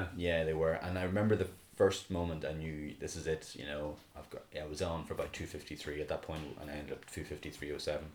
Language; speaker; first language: English; native; English